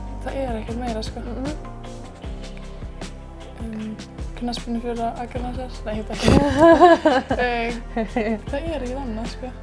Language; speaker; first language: Icelandic; native; Icelandic